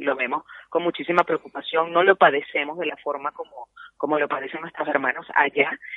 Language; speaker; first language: Spanish; native; Spanish